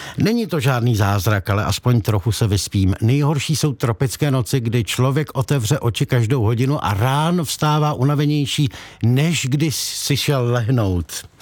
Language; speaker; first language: Czech; native; Czech